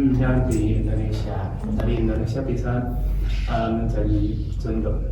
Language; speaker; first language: Indonesian; non-native, fluent; Chinese